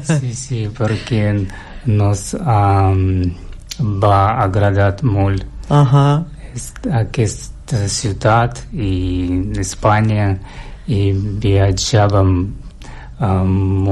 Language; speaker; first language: Catalan; non-native, learner; Russian